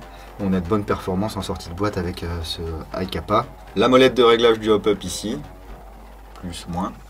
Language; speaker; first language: French; native; French